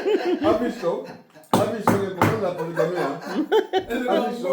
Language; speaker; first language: Italian; non-native, fluent; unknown